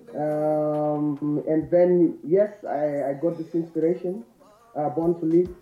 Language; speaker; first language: English; non-native, local second language; Shona